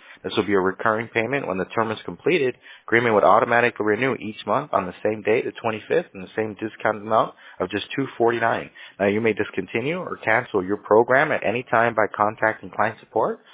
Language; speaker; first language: English; early bilingual, other home language; Spanish